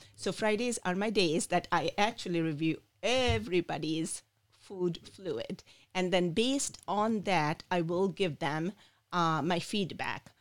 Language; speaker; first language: English; non-native, local second language; Bangla